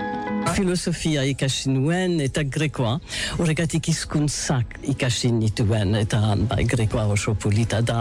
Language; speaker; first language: Basque; non-native, local second language; English